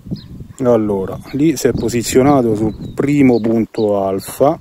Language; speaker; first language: Italian; native; Italian